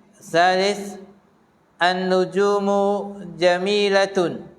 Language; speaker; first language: Arabic; non-native, fluent; Indonesian